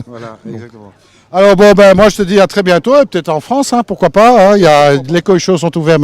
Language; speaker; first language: French; native; French